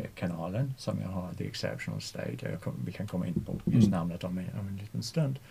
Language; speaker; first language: Swedish; non-native, fluent; English